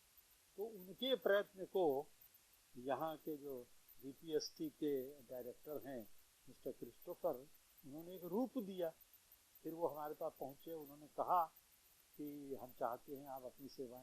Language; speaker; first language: Hindi; native; Hindi